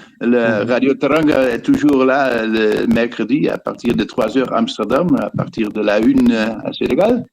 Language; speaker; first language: French; non-native, fluent; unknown